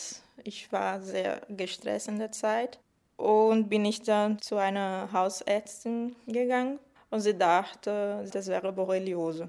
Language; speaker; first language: German; non-native, fluent; Portuguese